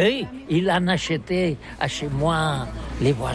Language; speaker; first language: French; non-native, learner; Catalan